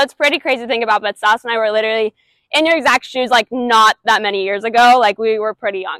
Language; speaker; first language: English; native; English